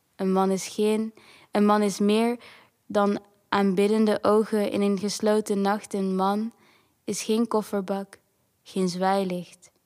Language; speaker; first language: Dutch; early bilingual, other home language; Kinyarwanda